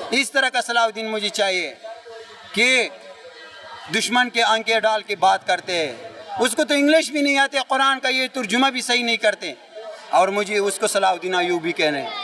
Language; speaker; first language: Urdu; non-native, local second language; Pashto